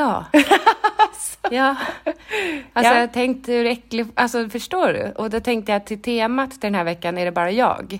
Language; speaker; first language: Swedish; native; Swedish